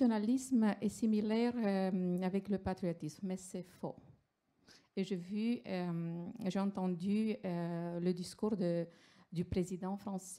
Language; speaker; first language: French; non-native, fluent; Romanian